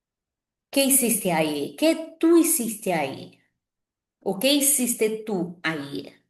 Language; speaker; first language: Spanish; non-native, fluent; Portuguese